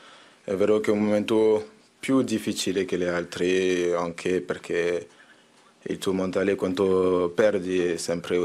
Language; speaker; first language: Italian; non-native, fluent; French